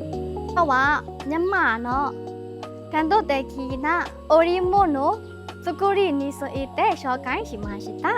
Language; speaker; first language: Japanese; non-native, learner; Burmese